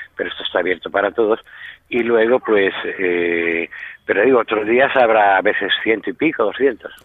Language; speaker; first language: Spanish; native; Spanish